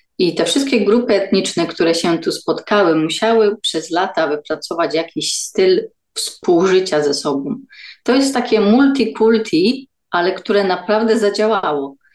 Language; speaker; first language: Polish; native; Polish